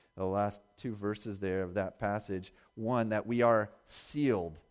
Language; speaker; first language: English; native; English